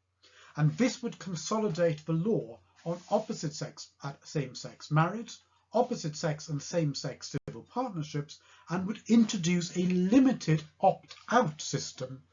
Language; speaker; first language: English; native; English